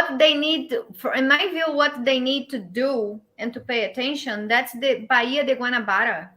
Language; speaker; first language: English; non-native, learner; Portuguese